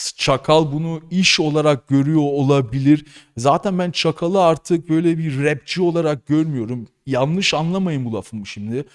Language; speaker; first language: Turkish; early bilingual, heritage; Turkish